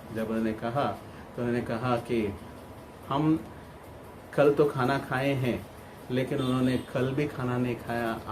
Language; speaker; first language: Hindi; non-native, local second language; Kannada